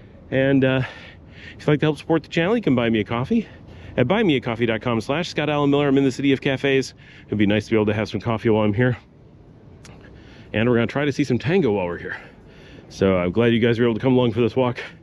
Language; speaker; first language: English; native; English